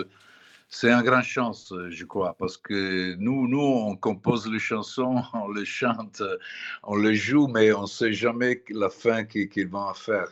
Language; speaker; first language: French; non-native, fluent; Italian